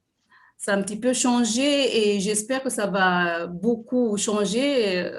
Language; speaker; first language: French; non-native, fluent; Swahili